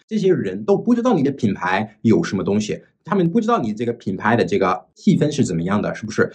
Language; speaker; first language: Chinese; non-native, fluent; English